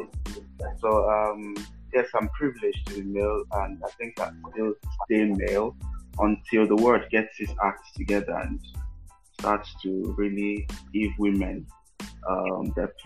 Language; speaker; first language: English; non-native, local second language; Igbo